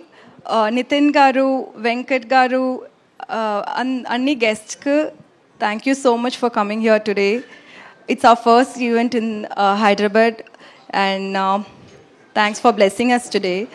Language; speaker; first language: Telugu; non-native, learner; Tamil